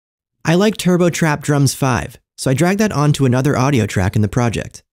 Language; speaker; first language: English; native; English